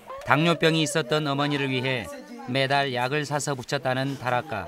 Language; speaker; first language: Korean; native; Korean